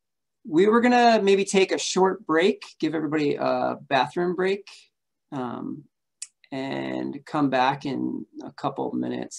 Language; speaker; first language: English; native; English